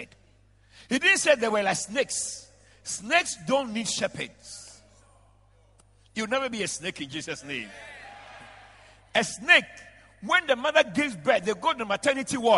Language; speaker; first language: English; non-native, local second language; Akan